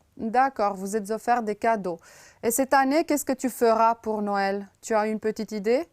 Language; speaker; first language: French; non-native, fluent; Romanian